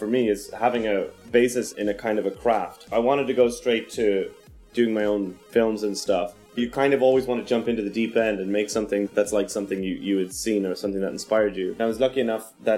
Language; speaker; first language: English; native; English